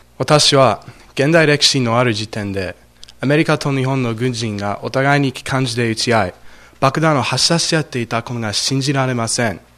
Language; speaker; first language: Japanese; non-native, fluent; English